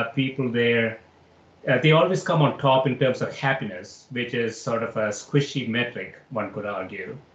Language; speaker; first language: English; non-native, local second language; Malayalam